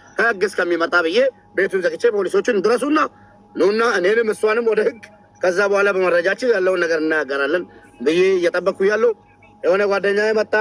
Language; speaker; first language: Amharic; non-native, local second language; Oromo